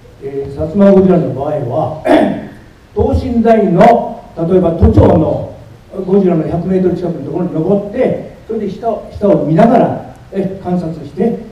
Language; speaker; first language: Japanese; native; Japanese